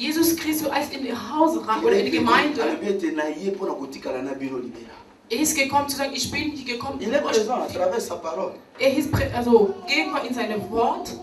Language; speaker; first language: German; non-native, learner; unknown